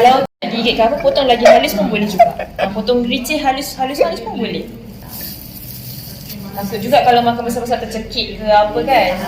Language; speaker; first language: Malay; native; Malay